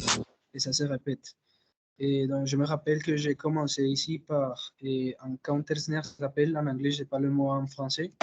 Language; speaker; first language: French; non-native, fluent; Spanish